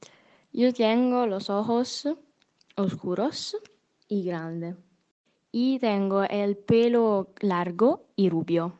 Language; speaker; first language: Spanish; non-native, learner; Italian